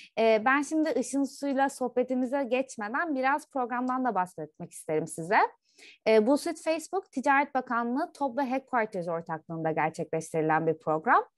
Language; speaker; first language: Turkish; native; Turkish